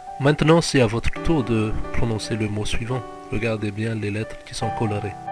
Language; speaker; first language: French; native; French